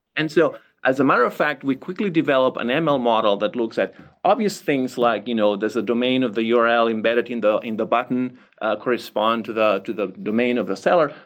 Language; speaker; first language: English; non-native, fluent; Catalan